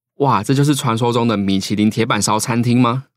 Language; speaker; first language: Chinese; native; Chinese